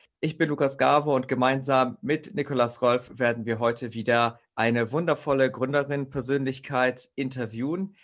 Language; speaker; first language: German; native; German